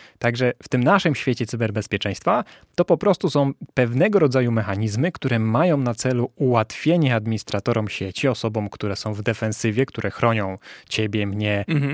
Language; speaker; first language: Polish; native; Polish